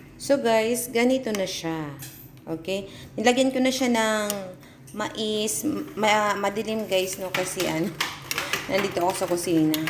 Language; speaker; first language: Filipino; non-native, local second language; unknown